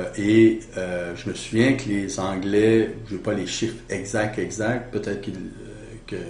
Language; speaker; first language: French; native; French